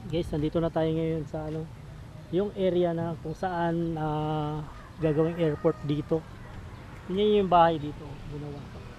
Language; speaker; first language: Filipino; non-native, local second language; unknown